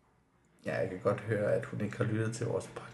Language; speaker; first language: Danish; non-native, local second language; Kalaallisut